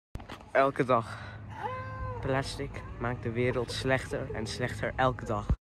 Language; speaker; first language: Dutch; non-native, learner; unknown